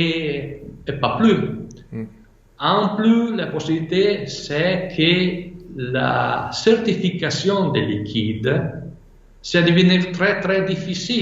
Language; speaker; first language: French; non-native, fluent; Italian